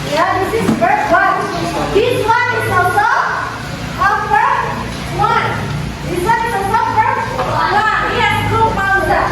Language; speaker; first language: English; non-native, learner; Indonesian